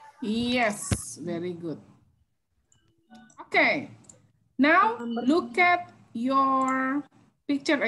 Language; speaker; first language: English; non-native, fluent; Indonesian